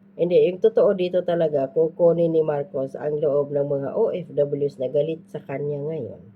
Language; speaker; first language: Filipino; native; Filipino